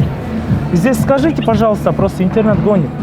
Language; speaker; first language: Russian; non-native, local second language; Kyrgyz